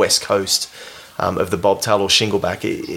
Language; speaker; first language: English; native; English